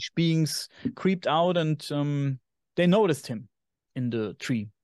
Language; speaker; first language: English; non-native, fluent; German